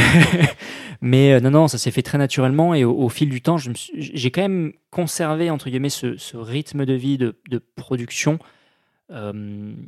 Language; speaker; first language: French; native; French